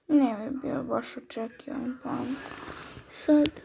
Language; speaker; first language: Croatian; early bilingual, heritage; Croatian